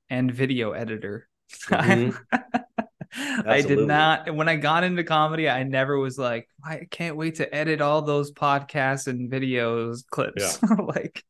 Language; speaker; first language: English; native; English